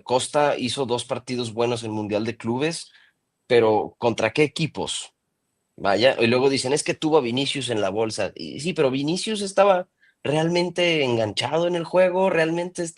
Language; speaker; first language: Spanish; native; Spanish